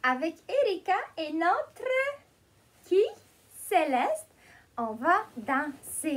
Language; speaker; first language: French; non-native, fluent; Romanian